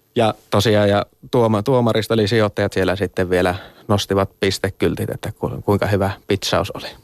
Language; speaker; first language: Finnish; native; Finnish